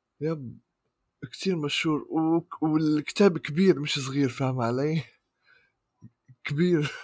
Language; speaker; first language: Arabic; native; Arabic